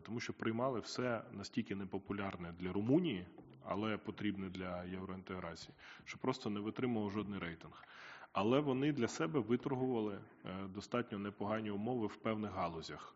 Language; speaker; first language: Ukrainian; native; Ukrainian